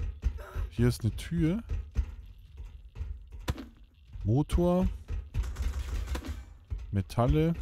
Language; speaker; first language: German; native; German